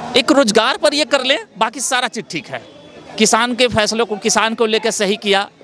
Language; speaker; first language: Hindi; native; Hindi